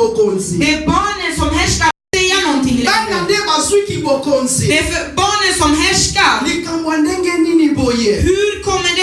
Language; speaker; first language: Swedish; non-native, learner; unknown